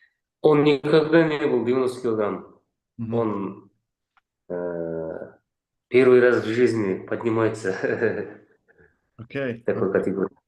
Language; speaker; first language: Russian; non-native, local second language; Kazakh